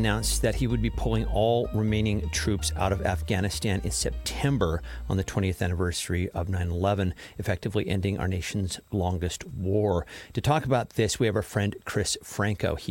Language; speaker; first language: English; native; English